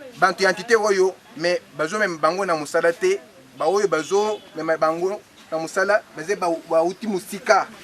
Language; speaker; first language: Lingala; non-native, local second language; Luba-Lulua